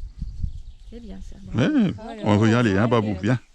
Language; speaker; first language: French; native; French